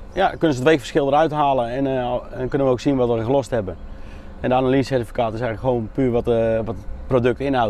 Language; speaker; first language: Dutch; native; Dutch